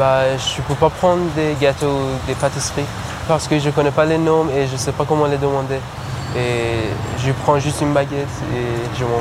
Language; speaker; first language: French; non-native, learner; Persian